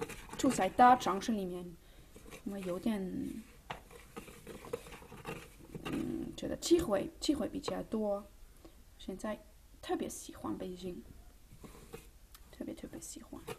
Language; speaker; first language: Chinese; non-native, learner; German